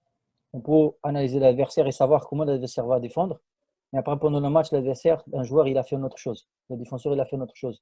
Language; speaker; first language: French; non-native, fluent; Spanish